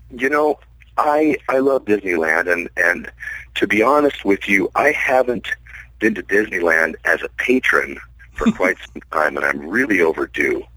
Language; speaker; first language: English; native; English